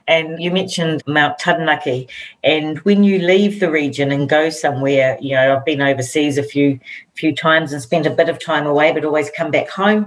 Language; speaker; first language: English; native; English